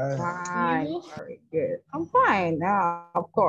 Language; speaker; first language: English; non-native, learner; Indonesian